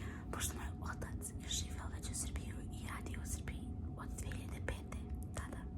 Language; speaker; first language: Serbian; early bilingual, heritage; Serbian